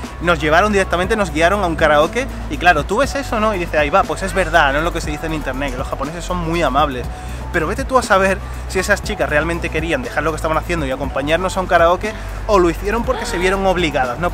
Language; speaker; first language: Spanish; native; Spanish